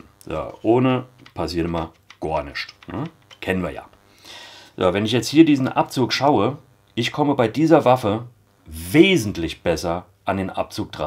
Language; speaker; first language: German; native; German